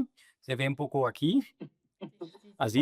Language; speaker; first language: Spanish; non-native, fluent; German